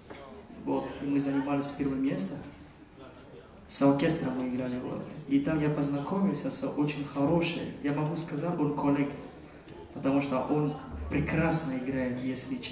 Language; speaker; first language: Russian; non-native, fluent; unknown